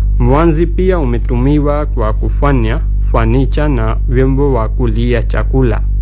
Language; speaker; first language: Swahili; non-native, fluent; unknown